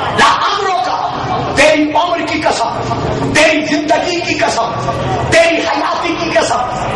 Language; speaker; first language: Urdu; non-native, local second language; Punjabi